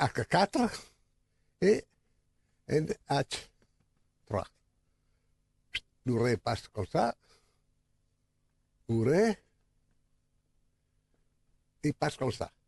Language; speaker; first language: French; non-native, learner; Italian